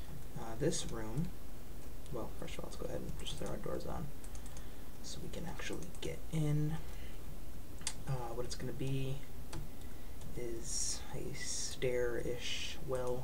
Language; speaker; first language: English; native; English